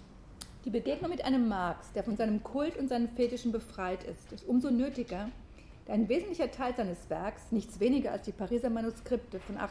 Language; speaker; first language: German; native; German